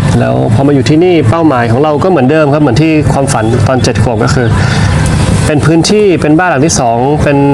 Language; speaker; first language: Thai; native; Thai